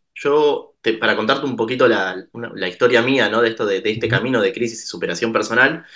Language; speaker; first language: Spanish; native; Spanish